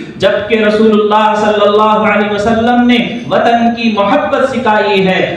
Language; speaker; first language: Urdu; native; Urdu